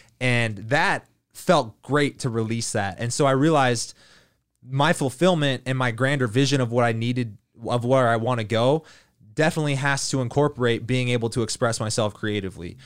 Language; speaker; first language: English; native; English